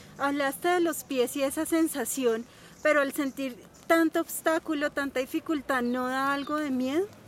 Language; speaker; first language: Spanish; native; Spanish